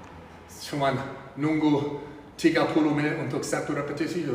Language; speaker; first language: Indonesian; non-native, fluent; English